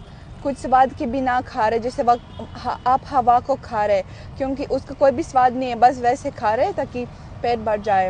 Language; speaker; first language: Hindi; non-native, fluent; Russian